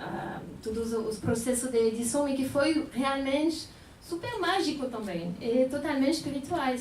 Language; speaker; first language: Portuguese; non-native, fluent; French